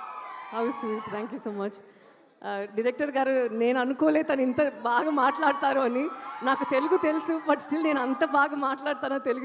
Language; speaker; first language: Telugu; non-native, local second language; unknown